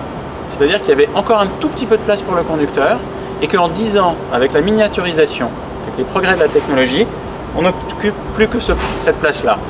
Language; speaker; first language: French; native; French